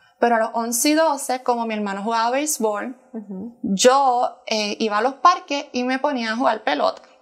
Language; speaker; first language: Spanish; native; Spanish